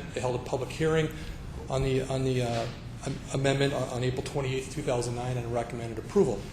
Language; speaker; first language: English; native; English